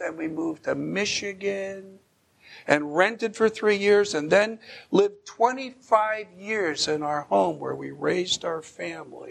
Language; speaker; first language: English; native; English